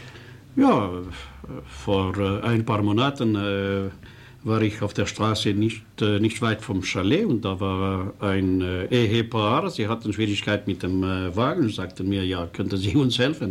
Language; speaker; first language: German; non-native, local second language; French